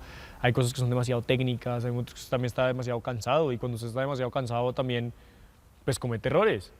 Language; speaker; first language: Spanish; native; Spanish